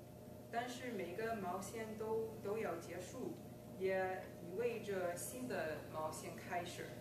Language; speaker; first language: Chinese; non-native, fluent; English